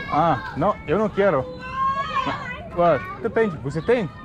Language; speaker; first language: Portuguese; non-native, learner; English